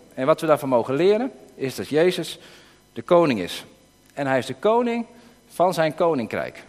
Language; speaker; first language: Dutch; native; Dutch